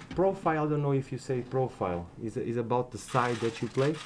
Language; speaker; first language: English; non-native, fluent; Portuguese